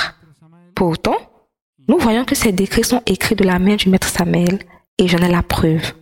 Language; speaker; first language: French; non-native, fluent; Spanish